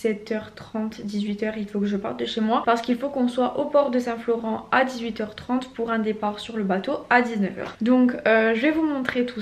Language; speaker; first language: French; native; French